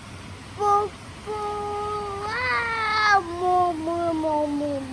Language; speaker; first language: Japanese; native; Japanese